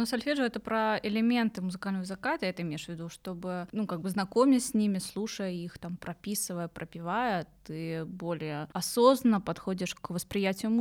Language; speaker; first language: Russian; native; Russian